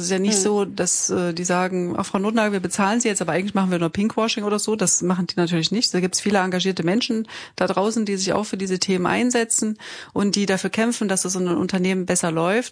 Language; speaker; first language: German; native; German